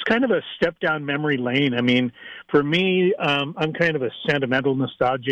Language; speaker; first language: English; native; English